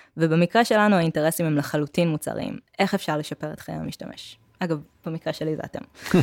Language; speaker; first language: Hebrew; native; Hebrew